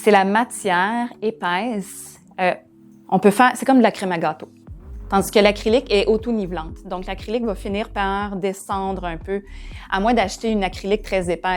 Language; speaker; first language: French; native; French